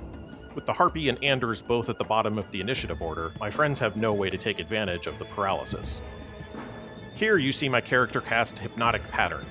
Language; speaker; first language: English; native; English